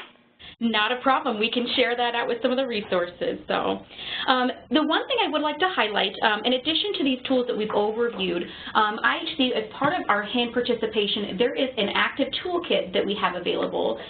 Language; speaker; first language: English; native; English